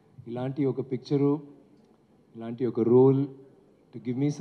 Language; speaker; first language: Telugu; non-native, learner; Tamil